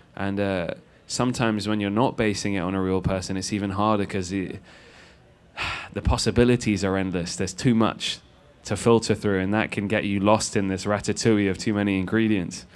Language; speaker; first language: English; native; English